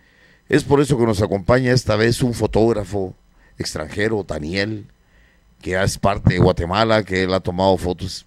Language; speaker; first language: Spanish; native; Spanish